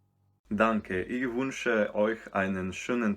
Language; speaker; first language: German; non-native, learner; Slovenian